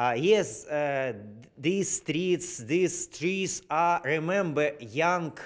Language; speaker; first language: English; non-native, learner; Russian